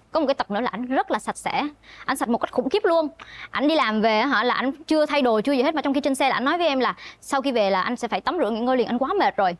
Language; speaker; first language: Vietnamese; native; Vietnamese